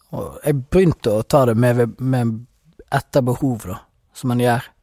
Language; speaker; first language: Norwegian; native; Norwegian